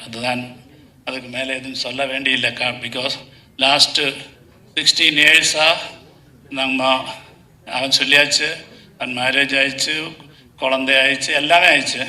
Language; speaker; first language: Tamil; non-native, learner; Malayalam